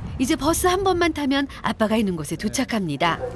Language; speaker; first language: Korean; native; Korean